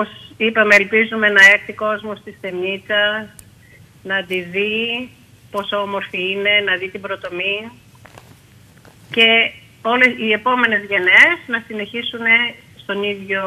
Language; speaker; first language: Greek; early bilingual, heritage; Greek